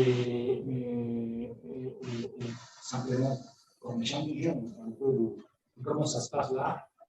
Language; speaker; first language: French; non-native, fluent; Spanish